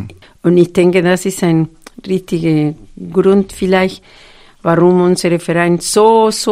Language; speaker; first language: German; non-native, fluent; Spanish